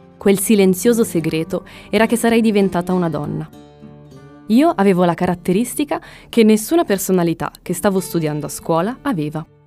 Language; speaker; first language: Italian; early bilingual, other home language; Spanish